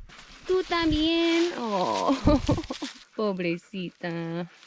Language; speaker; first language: Spanish; non-native, learner; English